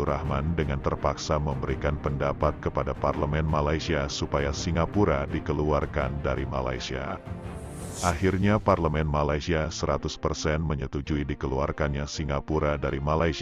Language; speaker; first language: Indonesian; native; Indonesian